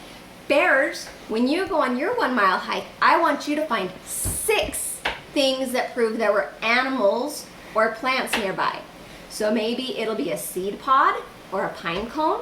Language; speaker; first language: English; native; English